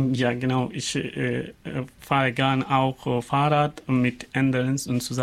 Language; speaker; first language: German; non-native, learner; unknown